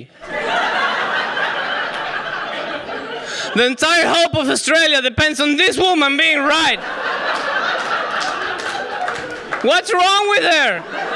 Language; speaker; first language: English; non-native, fluent; Spanish